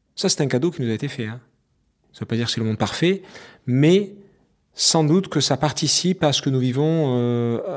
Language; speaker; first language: French; native; French